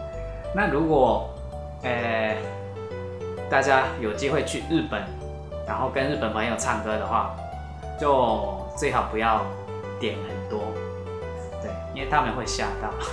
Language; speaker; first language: Chinese; non-native, fluent; Japanese